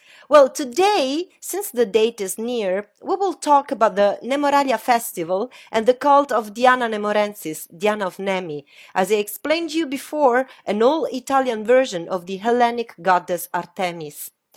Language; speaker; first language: English; non-native, fluent; Italian